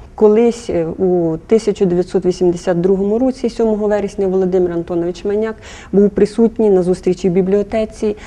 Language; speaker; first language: Ukrainian; native; Ukrainian